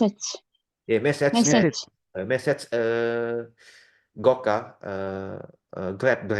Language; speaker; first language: English; non-native, learner; Indonesian